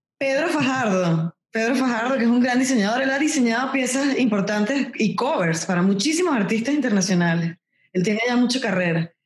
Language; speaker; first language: Spanish; native; Spanish